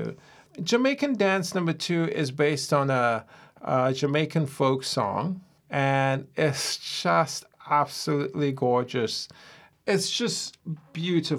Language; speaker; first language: English; non-native, local second language; Ewe